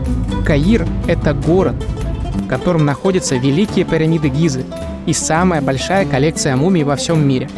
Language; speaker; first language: Russian; native; Russian